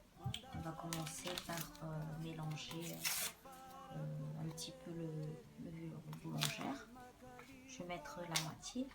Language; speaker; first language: French; non-native, local second language; Malagasy